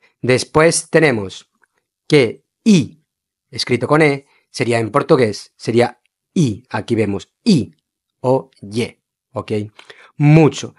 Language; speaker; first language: Spanish; non-native, fluent; Portuguese